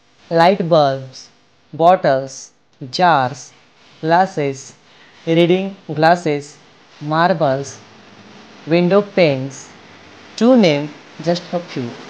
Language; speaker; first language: English; non-native, local second language; Marathi